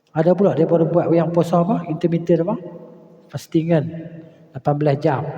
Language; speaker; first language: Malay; native; Malay